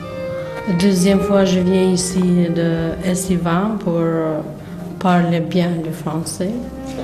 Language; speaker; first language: French; non-native, learner; Albanian